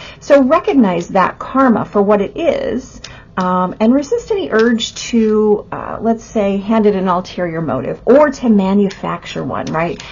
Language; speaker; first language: English; native; English